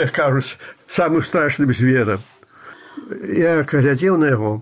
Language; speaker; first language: Russian; non-native, local second language; Belarusian